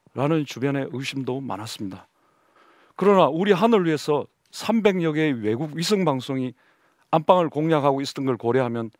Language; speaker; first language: Korean; native; Korean